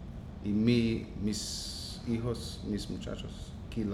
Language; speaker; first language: Spanish; non-native, learner; English